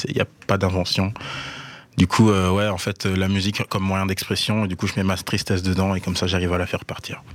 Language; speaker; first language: French; native; French